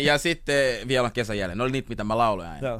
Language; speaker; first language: Finnish; early bilingual, other home language; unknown